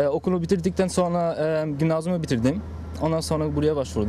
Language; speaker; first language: Turkish; early bilingual, heritage; Turkish